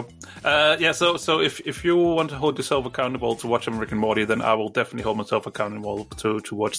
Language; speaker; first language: English; non-native, fluent; Danish